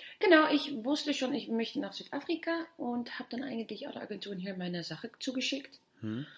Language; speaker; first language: German; non-native, fluent; Dutch